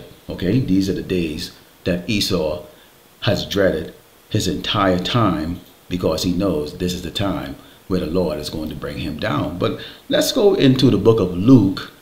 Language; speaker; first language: English; native; English